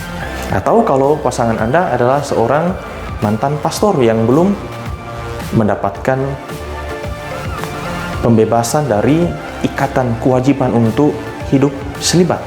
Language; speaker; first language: Indonesian; native; Indonesian